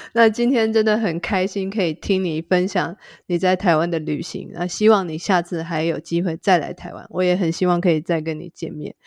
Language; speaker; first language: Chinese; native; Chinese